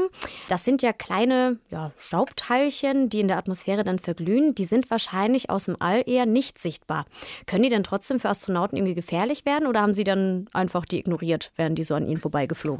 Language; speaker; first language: German; native; German